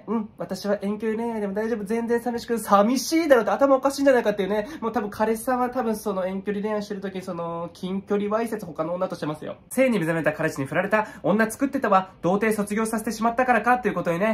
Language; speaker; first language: Japanese; native; Japanese